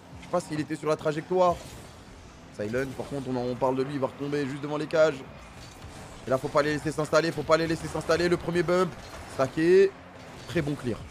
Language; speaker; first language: French; native; French